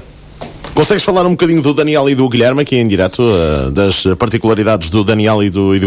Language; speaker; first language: Portuguese; native; Portuguese